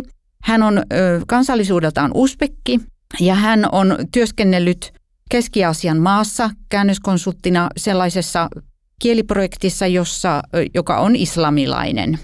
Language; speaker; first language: Finnish; native; Finnish